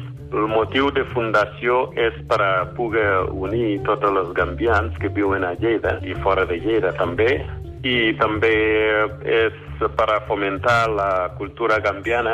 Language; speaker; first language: Catalan; non-native, fluent; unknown